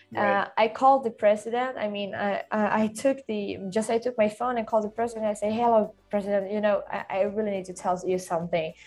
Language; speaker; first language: English; non-native, fluent; Swedish